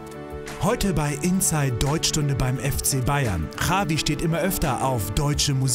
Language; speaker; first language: German; native; German